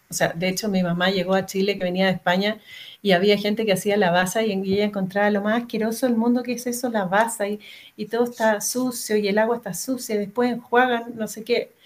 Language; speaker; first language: Spanish; native; Spanish